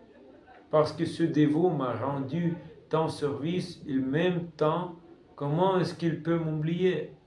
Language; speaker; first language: French; non-native, fluent; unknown